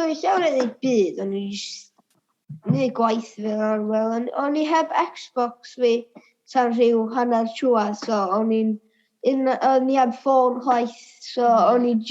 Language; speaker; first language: Welsh; native; Welsh